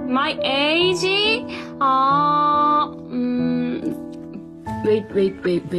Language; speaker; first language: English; non-native, learner; Korean